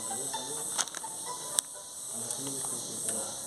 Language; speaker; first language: Portuguese; native; Portuguese